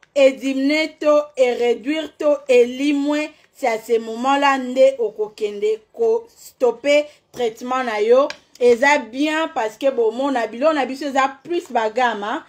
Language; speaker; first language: French; non-native, local second language; Lingala